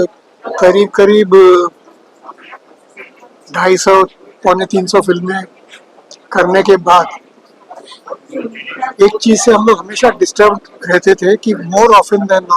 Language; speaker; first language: Hindi; native; Hindi